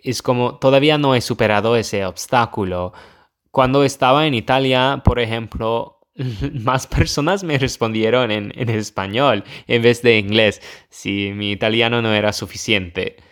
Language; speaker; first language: Spanish; non-native, fluent; English